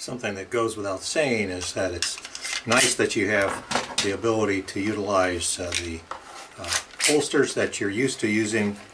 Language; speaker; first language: English; native; English